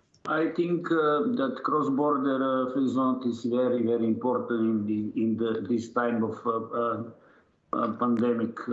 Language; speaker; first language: English; non-native, learner; Serbian